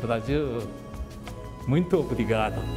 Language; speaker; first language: Portuguese; non-native, learner; Japanese